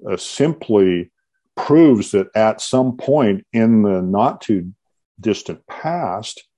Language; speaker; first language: English; native; English